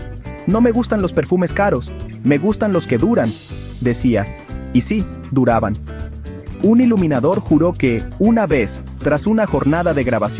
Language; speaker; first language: Spanish; native; Spanish